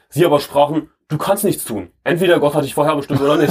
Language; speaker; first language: German; native; German